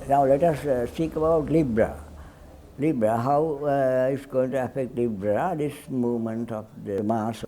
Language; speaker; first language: English; non-native, local second language; Sinhala